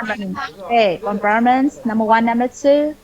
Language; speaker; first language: English; non-native, fluent; Vietnamese